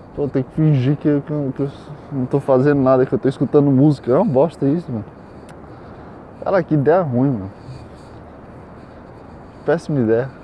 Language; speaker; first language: Portuguese; native; Portuguese